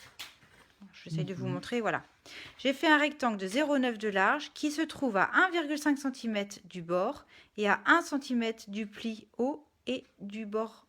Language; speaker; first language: French; native; French